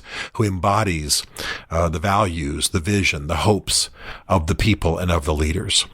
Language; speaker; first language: English; native; English